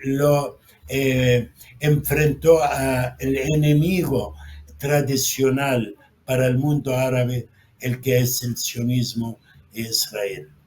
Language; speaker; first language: Spanish; non-native, fluent; Arabic